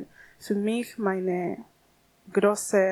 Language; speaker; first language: German; non-native, learner; Spanish